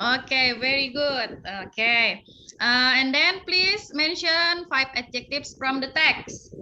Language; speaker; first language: English; non-native, fluent; Indonesian